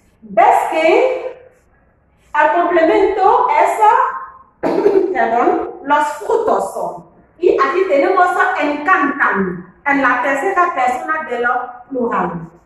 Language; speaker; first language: Spanish; non-native, fluent; French